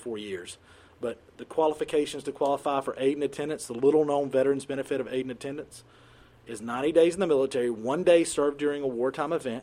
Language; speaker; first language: English; native; English